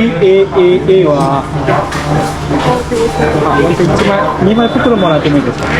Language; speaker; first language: Japanese; non-native, learner; Nepali